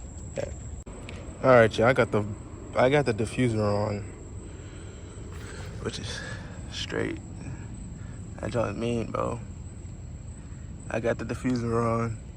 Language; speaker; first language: English; native; English